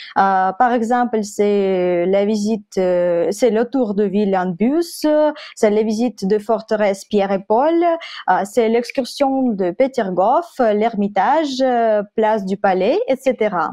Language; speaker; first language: French; non-native, fluent; Russian